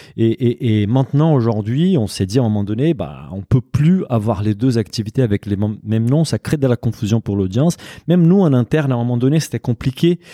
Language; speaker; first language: French; non-native, fluent; Portuguese